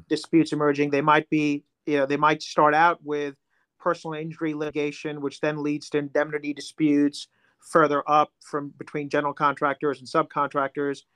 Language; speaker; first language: English; non-native, local second language; Hindi